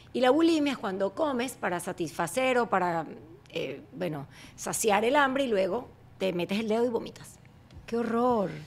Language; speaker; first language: Spanish; native; Spanish